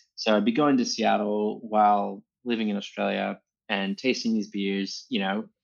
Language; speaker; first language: English; native; English